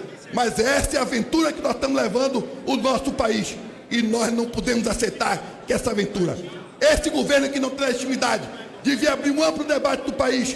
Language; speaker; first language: Portuguese; native; Portuguese